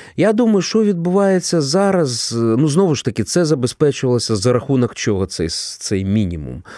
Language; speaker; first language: Ukrainian; non-native, local second language; Russian